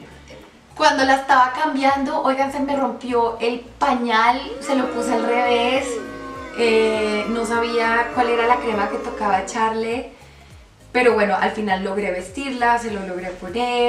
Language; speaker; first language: Spanish; native; Spanish